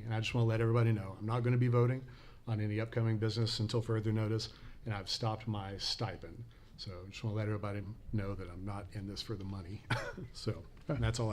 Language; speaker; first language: English; native; English